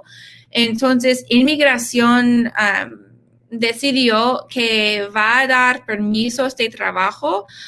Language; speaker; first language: Spanish; early bilingual, heritage; English